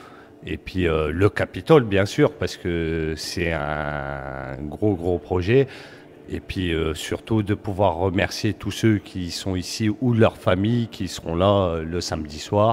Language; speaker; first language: French; early bilingual, other home language; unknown